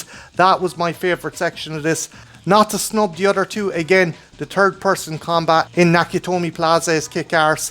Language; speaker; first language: English; native; English